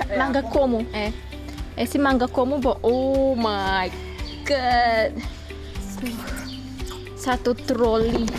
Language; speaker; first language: Portuguese; early bilingual, heritage; Indonesian